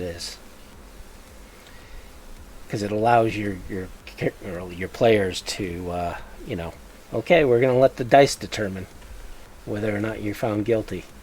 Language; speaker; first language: English; native; English